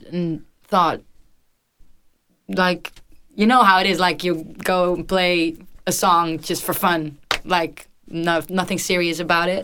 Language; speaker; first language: English; non-native, fluent; Dutch